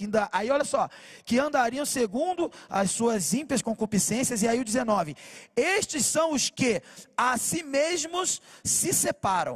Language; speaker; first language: Portuguese; native; Portuguese